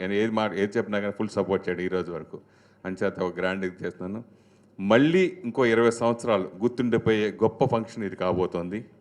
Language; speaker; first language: Telugu; native; Telugu